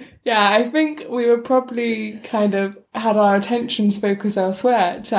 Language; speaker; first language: English; native; English